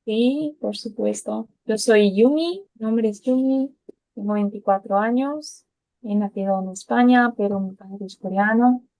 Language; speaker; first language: Spanish; early bilingual, heritage; Spanish